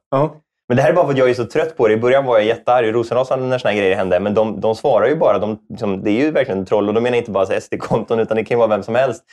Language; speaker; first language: Swedish; native; Swedish